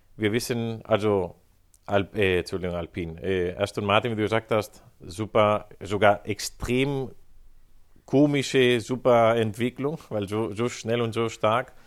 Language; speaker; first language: German; non-native, fluent; Spanish